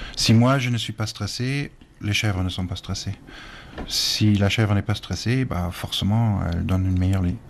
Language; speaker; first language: French; native; French